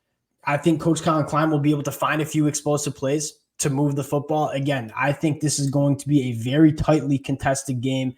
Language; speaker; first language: English; native; English